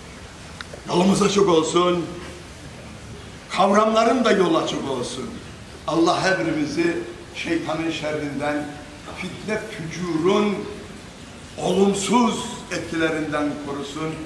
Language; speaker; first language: Turkish; native; Turkish